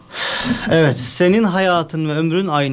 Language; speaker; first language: Turkish; native; Turkish